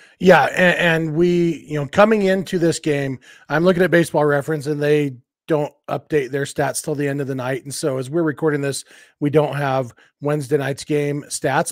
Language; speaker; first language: English; native; English